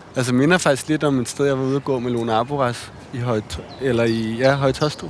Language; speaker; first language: Danish; native; Danish